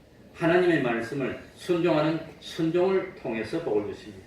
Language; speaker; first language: Korean; native; Korean